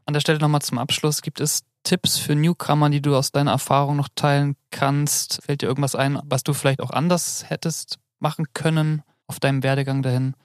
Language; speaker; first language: German; native; German